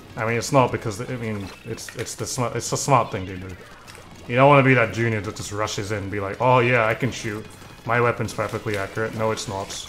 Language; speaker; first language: English; native; English